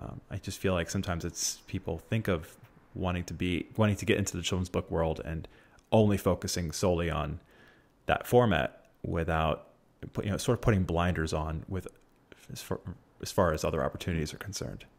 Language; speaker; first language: English; early bilingual, other home language; Italian